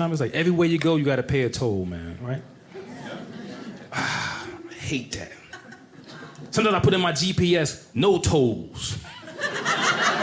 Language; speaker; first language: English; native; English